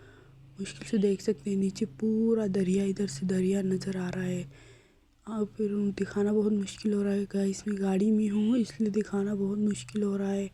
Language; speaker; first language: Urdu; non-native, local second language; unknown